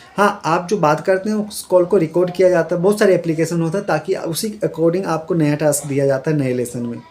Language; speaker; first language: Hindi; native; Hindi